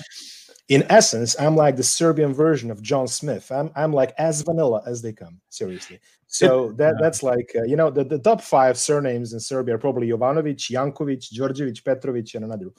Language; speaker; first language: English; non-native, fluent; Serbian